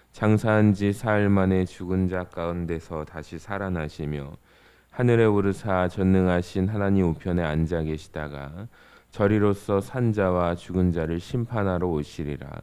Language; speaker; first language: Korean; native; Korean